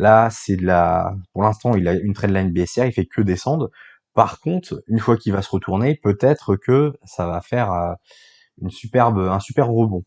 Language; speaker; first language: French; native; French